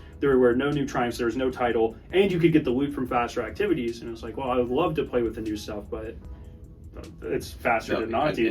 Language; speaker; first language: English; native; English